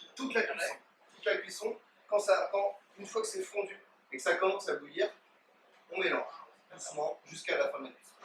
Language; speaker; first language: French; native; French